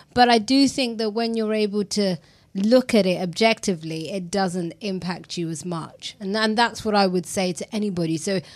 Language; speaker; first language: English; native; English